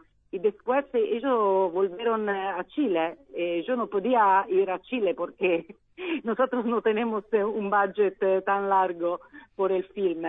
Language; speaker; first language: Spanish; non-native, learner; Italian